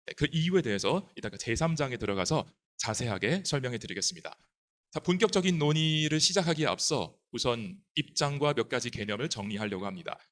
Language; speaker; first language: Korean; non-native, fluent; Chinese